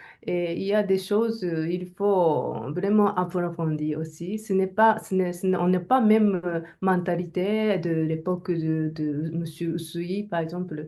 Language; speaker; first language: French; non-native, learner; Japanese